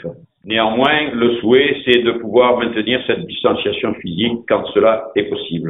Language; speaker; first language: French; native; French